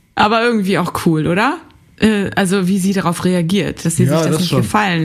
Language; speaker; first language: German; native; German